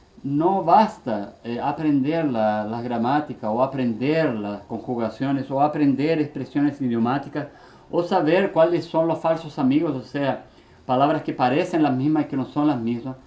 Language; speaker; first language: Spanish; early bilingual, heritage; Spanish